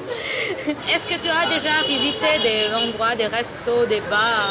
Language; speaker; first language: French; non-native, learner; Vietnamese